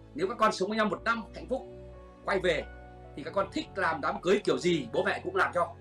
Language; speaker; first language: Vietnamese; native; Vietnamese